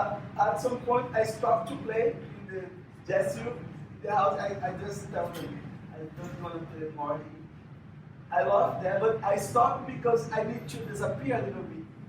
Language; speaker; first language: English; non-native, fluent; Portuguese